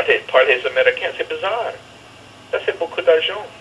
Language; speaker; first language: French; non-native, fluent; English